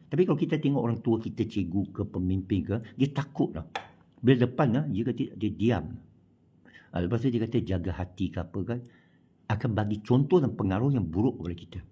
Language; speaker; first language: Malay; non-native, local second language; Chinese